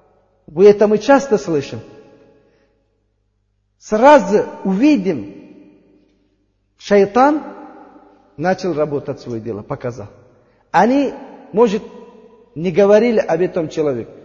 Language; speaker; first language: Russian; non-native, learner; Uzbek